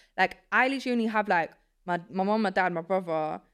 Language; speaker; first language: English; early bilingual, other home language; Polish